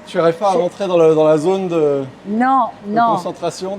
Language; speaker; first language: French; native; French